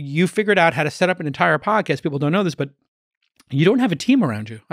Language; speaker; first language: English; native; English